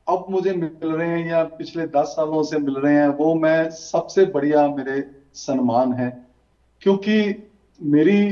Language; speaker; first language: Hindi; native; Hindi